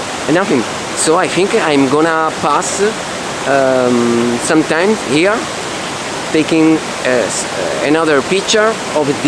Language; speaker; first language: English; non-native, fluent; Italian